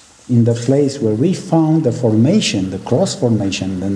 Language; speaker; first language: English; non-native, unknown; Romanian